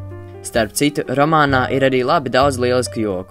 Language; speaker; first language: Latvian; native; Latvian